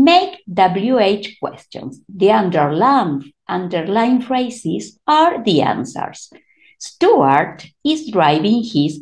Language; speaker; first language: English; non-native, fluent; Spanish